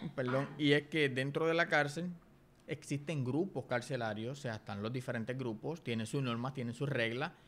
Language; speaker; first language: Spanish; native; Spanish